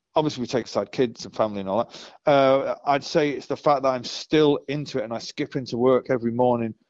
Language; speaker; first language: English; native; English